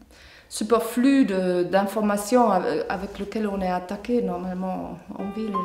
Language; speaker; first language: French; non-native, fluent; German